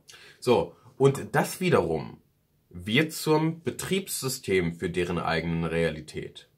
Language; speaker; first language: German; native; German